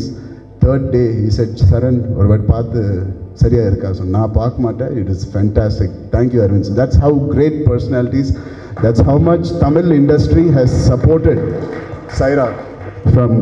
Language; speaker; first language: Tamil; non-native, learner; Telugu